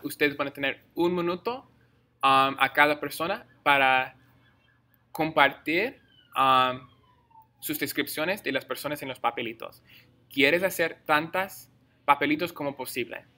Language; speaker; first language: Spanish; non-native, fluent; English